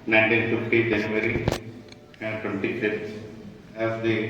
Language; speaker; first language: English; non-native, local second language; Kannada